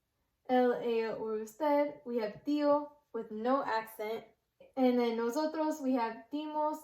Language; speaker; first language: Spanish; non-native, learner; English